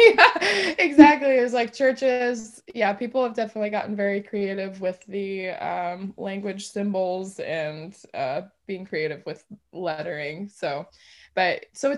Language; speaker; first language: English; native; English